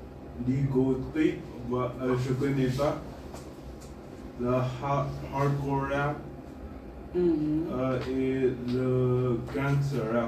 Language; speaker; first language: French; non-native, fluent; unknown